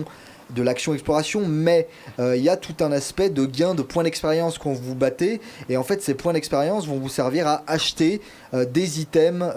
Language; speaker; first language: French; native; French